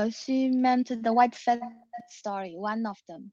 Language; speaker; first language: English; non-native, learner; Chinese